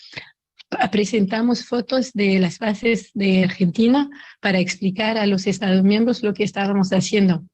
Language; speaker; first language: Spanish; non-native, fluent; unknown